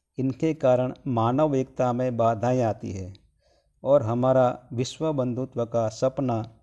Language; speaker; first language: Hindi; non-native, local second language; Gujarati